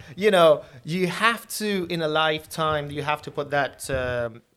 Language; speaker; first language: English; non-native, local second language; Urdu